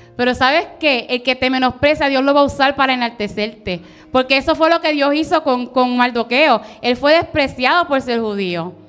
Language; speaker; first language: Spanish; early bilingual, heritage; Spanish